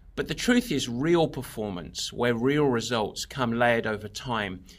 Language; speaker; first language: English; native; English